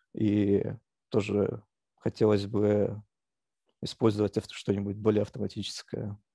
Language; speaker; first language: Russian; native; Russian